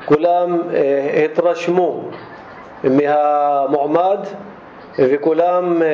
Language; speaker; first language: Hebrew; non-native, local second language; Arabic